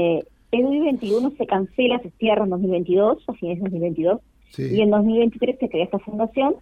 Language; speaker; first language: Spanish; native; Spanish